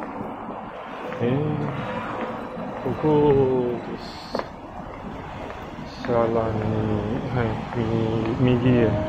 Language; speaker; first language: Japanese; non-native, learner; English